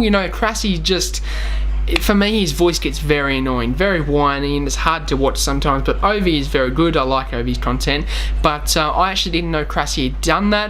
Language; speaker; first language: English; native; English